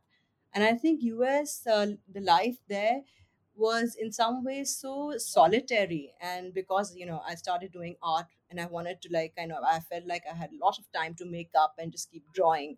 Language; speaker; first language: English; non-native, local second language; Hindi